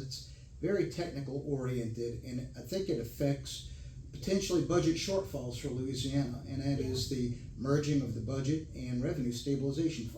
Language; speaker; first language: English; native; English